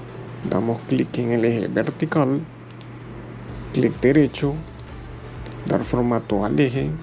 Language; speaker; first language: Spanish; native; Spanish